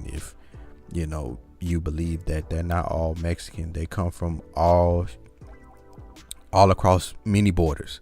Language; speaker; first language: English; native; English